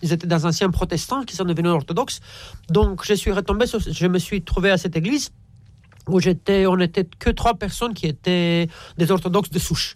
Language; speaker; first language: French; non-native, fluent; Romanian